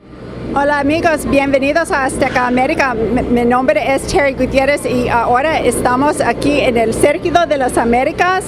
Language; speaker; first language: Spanish; non-native, learner; English